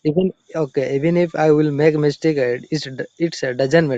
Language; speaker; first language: English; non-native, learner; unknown